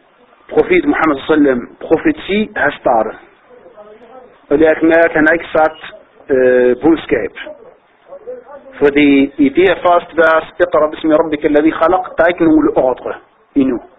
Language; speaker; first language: Danish; non-native, fluent; Arabic